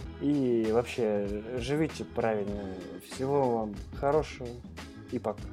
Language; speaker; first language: Russian; native; Russian